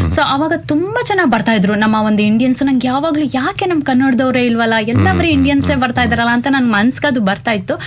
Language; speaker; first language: Kannada; native; Kannada